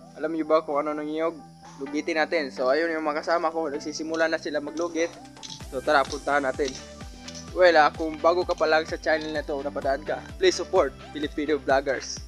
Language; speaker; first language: Filipino; non-native, local second language; Cebuano